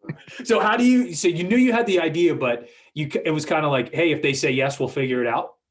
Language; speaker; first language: English; native; English